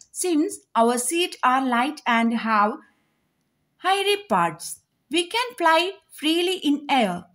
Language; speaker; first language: English; non-native, local second language; Malayalam